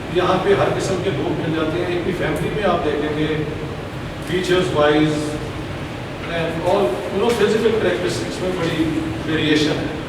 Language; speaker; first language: Urdu; non-native, local second language; Punjabi